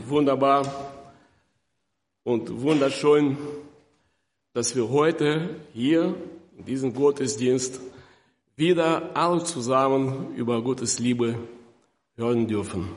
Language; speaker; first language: German; non-native, fluent; Russian